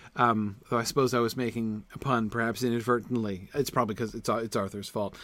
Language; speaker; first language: English; native; English